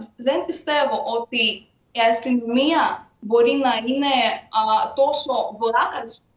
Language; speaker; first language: Greek; non-native, fluent; Ukrainian